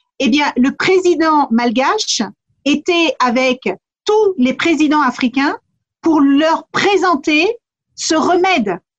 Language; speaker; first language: French; early bilingual, other home language; Kabuverdianu